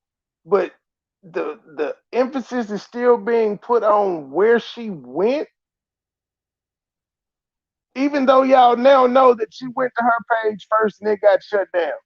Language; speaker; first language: English; native; English